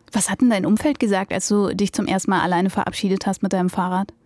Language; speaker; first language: German; native; German